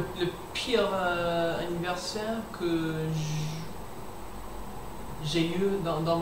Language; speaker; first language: French; non-native, learner; English